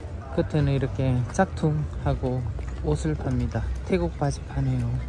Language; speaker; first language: Korean; native; Korean